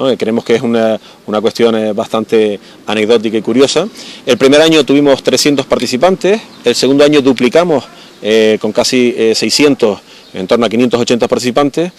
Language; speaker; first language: Spanish; native; Spanish